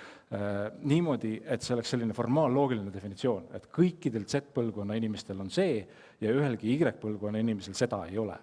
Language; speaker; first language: Estonian; native; Estonian